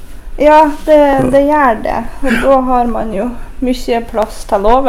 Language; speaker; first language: Norwegian; native; Norwegian